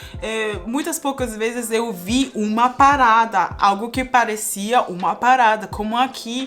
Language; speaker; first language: Portuguese; non-native, fluent; Spanish